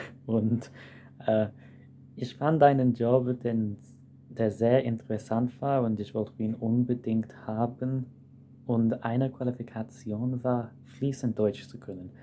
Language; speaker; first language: German; non-native, fluent; English